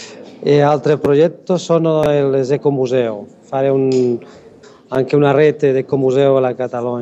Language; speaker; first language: Italian; non-native, learner; Catalan